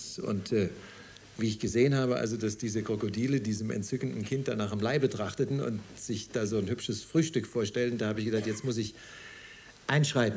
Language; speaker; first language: German; native; German